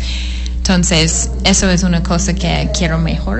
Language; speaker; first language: Spanish; non-native, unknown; English